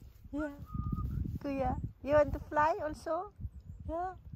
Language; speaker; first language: English; non-native, local second language; Filipino